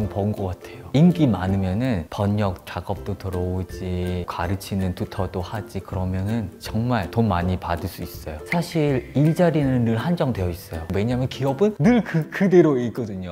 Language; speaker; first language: Korean; non-native, fluent; Khmer